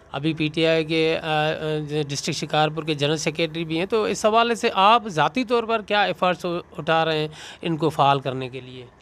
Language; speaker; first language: Urdu; non-native, local second language; Sindhi